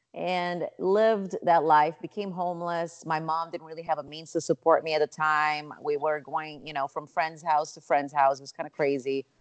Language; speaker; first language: English; non-native, fluent; Portuguese